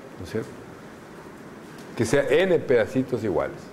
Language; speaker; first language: Spanish; native; Spanish